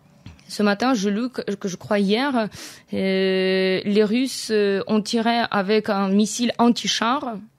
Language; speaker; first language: French; non-native, fluent; Ukrainian